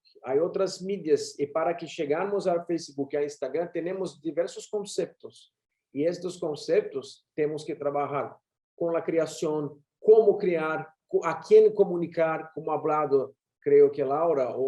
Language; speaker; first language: Spanish; non-native, learner; Portuguese